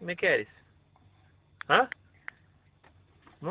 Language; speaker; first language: Portuguese; native; Portuguese